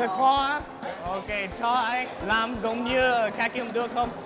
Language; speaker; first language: Vietnamese; non-native, learner; English